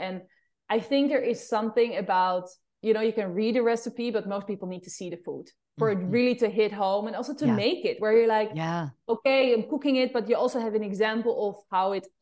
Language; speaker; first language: English; non-native, fluent; Dutch